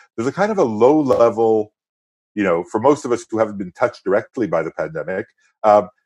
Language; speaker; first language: English; non-native, fluent; French